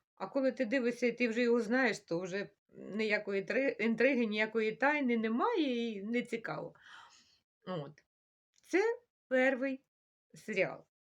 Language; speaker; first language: Ukrainian; non-native, local second language; Russian